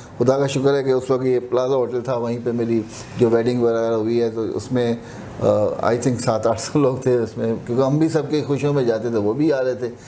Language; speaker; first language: Urdu; native; Urdu